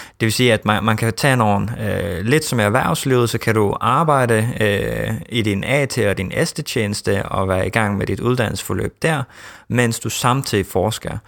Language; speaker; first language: Danish; early bilingual, heritage; Danish